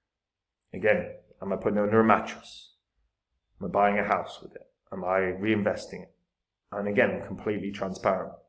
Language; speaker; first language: English; native; English